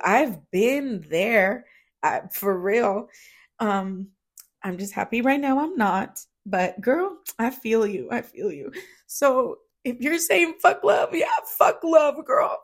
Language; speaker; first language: English; early bilingual, other home language; Spanish